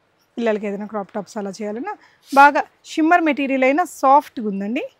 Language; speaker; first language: Telugu; native; Telugu